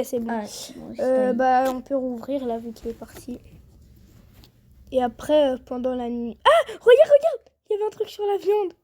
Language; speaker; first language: French; native; French